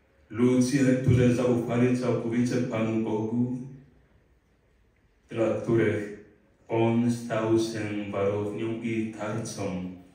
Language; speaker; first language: Polish; non-native, fluent; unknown